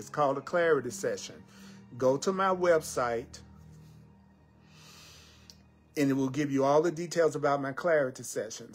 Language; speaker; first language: English; native; English